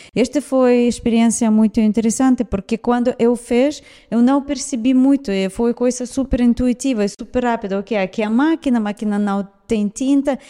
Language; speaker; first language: Portuguese; non-native, fluent; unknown